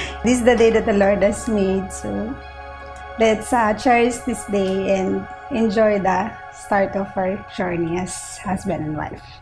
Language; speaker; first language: English; non-native, local second language; Filipino